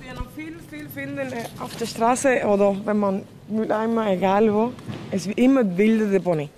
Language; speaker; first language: German; non-native, fluent; Spanish